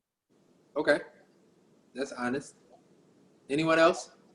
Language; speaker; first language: English; native; English